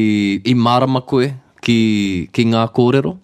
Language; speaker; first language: Māori; non-native, local second language; English